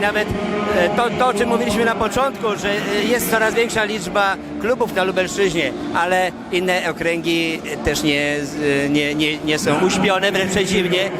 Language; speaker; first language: Polish; native; Polish